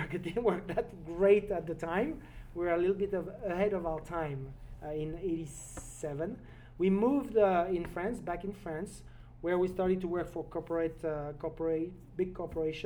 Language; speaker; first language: English; non-native, fluent; French